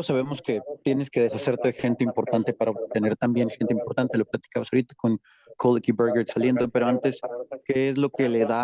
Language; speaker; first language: Spanish; native; Spanish